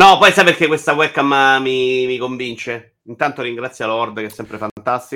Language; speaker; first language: Italian; native; Italian